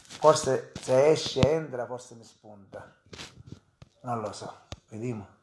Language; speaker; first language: Italian; native; Italian